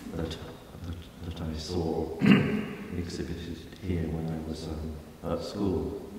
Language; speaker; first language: English; native; English